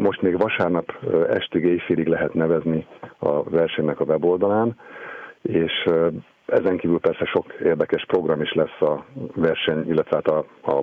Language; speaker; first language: Hungarian; native; Hungarian